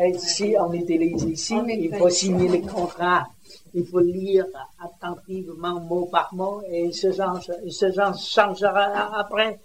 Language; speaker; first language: French; non-native, learner; Vietnamese